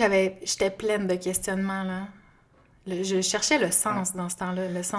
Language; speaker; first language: French; native; French